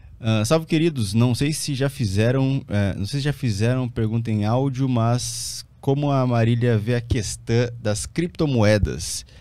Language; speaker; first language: Portuguese; native; Portuguese